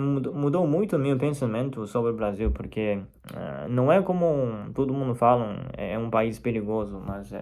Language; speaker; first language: Portuguese; non-native, fluent; Chinese